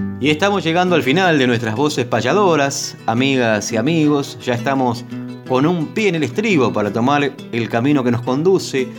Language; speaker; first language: Spanish; native; Spanish